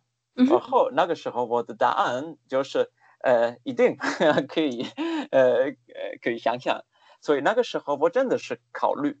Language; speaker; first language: Chinese; non-native, fluent; German